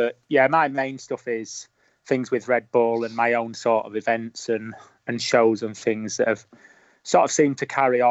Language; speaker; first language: English; native; English